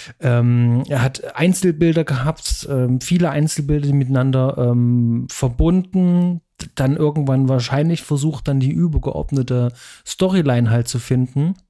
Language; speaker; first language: German; native; German